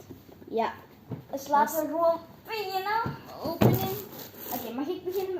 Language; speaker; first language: Dutch; early bilingual, other home language; Filipino